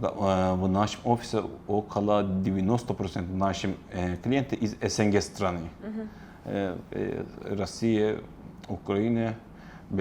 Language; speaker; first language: Russian; non-native, learner; Turkish